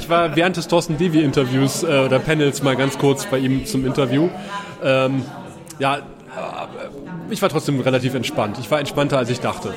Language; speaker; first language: German; native; German